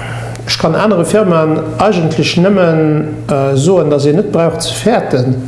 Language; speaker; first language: German; non-native, local second language; Luxembourgish